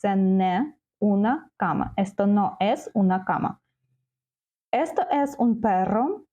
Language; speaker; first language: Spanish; non-native, fluent; Ukrainian